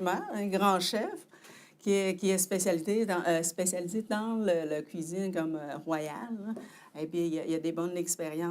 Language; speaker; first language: French; non-native, fluent; Chinese